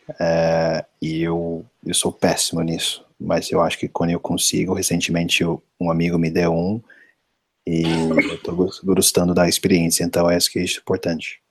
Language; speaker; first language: Portuguese; non-native, fluent; English